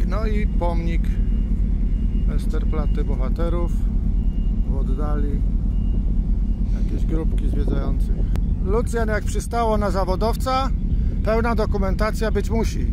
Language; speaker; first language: Polish; native; Polish